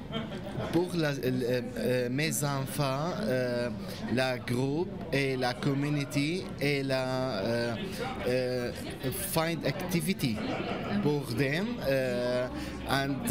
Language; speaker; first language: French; non-native, learner; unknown